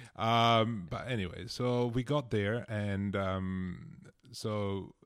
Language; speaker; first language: English; non-native, fluent; Italian